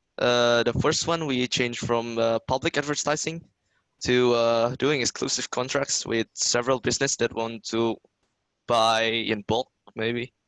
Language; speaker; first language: English; non-native, fluent; Indonesian